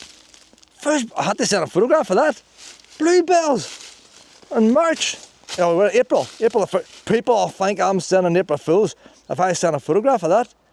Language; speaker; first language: English; native; English